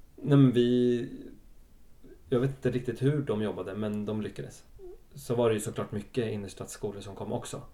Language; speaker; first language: Swedish; early bilingual, other home language; Spanish